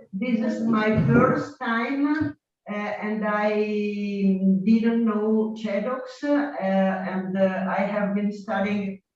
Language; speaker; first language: English; non-native, learner; Italian